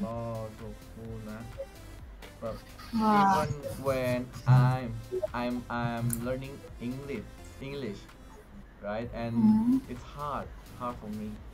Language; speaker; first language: English; non-native, fluent; Indonesian